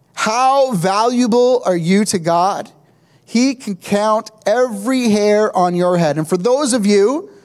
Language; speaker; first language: English; native; English